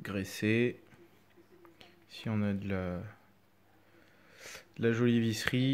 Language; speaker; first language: French; native; French